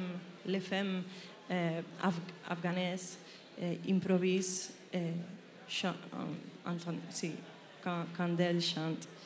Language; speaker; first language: French; non-native, learner; Catalan